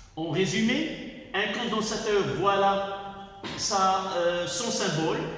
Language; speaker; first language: French; non-native, local second language; Arabic